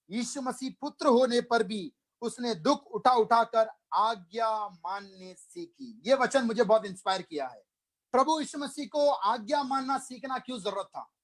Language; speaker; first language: Hindi; non-native, local second language; Malayalam